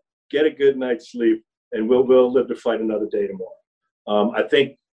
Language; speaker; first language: English; native; English